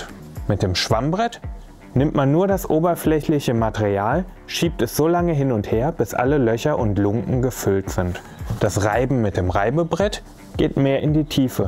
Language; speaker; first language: German; native; German